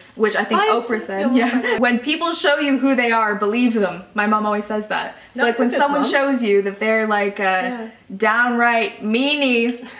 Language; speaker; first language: English; native; English